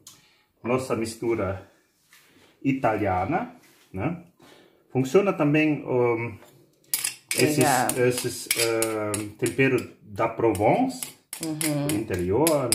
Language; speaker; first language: Portuguese; non-native, fluent; German